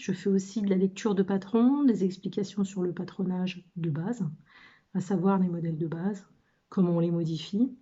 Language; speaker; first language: French; native; French